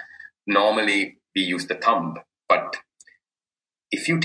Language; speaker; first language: English; non-native, local second language; Sinhala